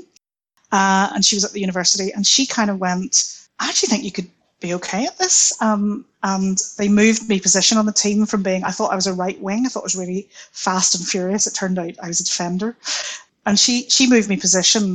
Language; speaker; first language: English; native; English